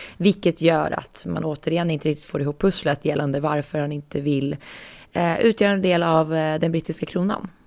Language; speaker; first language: Swedish; native; Swedish